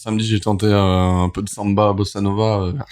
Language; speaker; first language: French; native; French